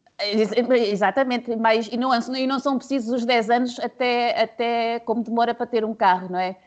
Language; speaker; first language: Portuguese; native; Portuguese